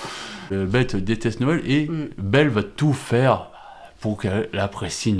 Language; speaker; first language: French; native; French